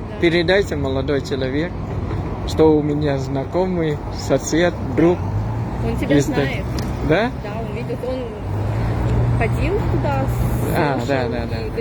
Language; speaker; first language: Russian; non-native, fluent; Thai